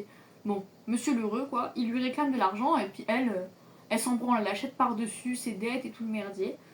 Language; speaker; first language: French; native; French